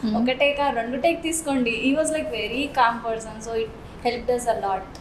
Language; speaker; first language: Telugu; non-native, local second language; Marathi